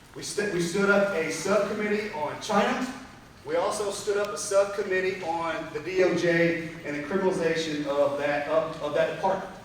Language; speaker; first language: English; native; English